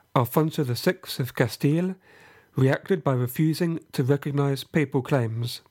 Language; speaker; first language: English; native; English